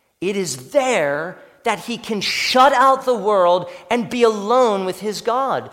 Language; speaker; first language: English; native; English